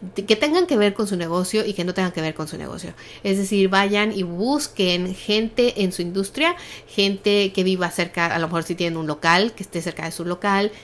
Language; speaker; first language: Spanish; native; Spanish